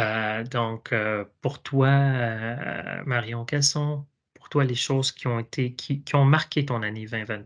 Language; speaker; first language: French; native; French